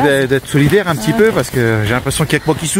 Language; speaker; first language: French; native; French